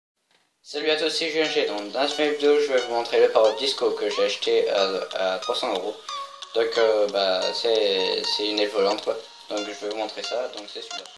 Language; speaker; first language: French; native; French